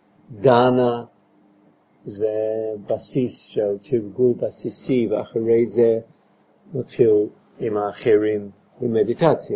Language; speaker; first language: Hebrew; non-native, fluent; English